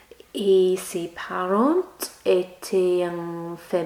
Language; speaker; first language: French; non-native, learner; English